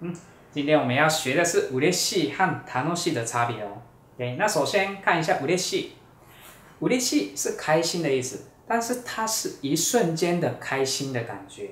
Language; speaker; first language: Chinese; non-native, fluent; Japanese